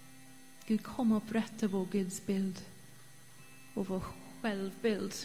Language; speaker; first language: Swedish; non-native, fluent; English